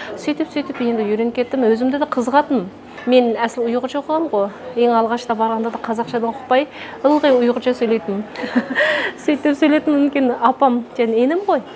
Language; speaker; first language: Kazakh; non-native, local second language; Uyghur